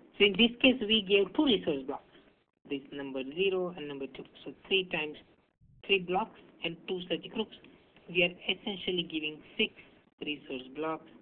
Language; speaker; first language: English; non-native, local second language; Hindi